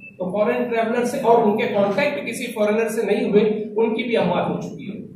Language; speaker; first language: Urdu; native; Urdu